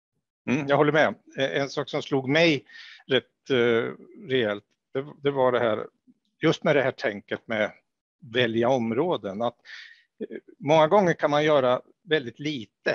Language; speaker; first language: Swedish; native; Swedish